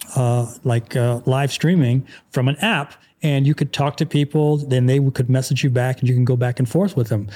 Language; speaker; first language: English; native; English